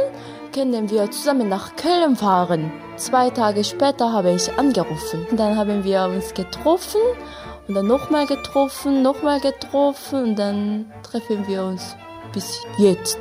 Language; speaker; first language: German; non-native, learner; Korean